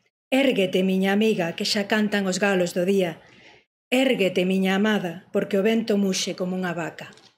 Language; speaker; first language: Galician; native; Galician